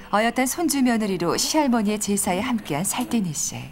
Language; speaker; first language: Korean; native; Korean